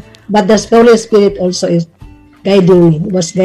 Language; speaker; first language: English; non-native, local second language; Cebuano